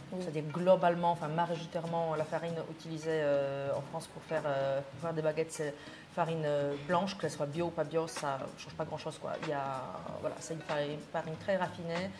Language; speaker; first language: French; non-native, fluent; Polish